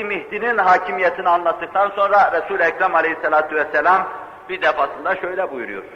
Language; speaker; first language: Turkish; native; Turkish